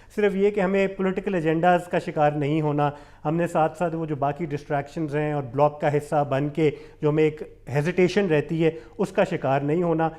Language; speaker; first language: Urdu; non-native, local second language; Pashto